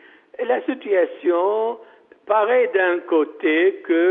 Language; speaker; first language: French; non-native, fluent; Arabic